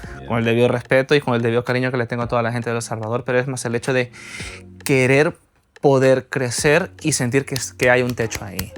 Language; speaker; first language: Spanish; native; Spanish